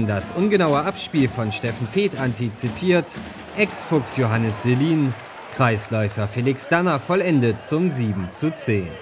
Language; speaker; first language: German; native; German